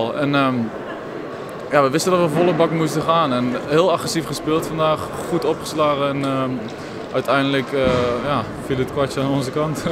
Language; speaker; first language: Dutch; native; Dutch